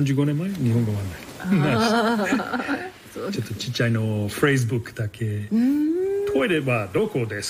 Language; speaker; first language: Japanese; non-native, learner; English